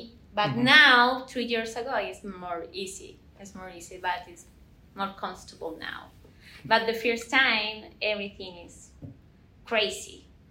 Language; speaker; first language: English; non-native, learner; Spanish